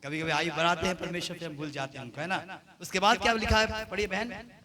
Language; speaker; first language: Hindi; non-native, local second language; Bangla